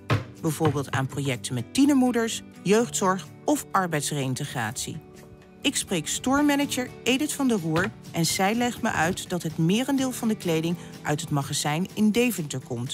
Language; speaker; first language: Dutch; native; Dutch